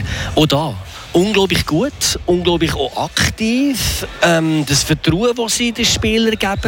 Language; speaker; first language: German; native; German